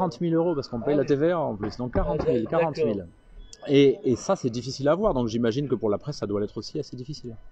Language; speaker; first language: French; native; French